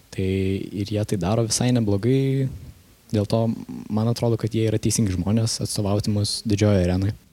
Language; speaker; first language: Lithuanian; native; Lithuanian